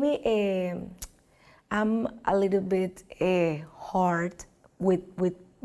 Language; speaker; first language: English; non-native, learner; Spanish